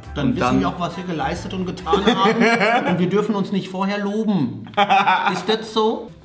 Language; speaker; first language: German; early bilingual, other home language; Turkish